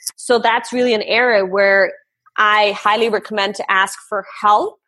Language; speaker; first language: English; non-native, fluent; German